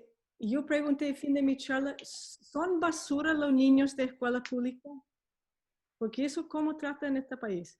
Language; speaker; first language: Spanish; non-native, fluent; English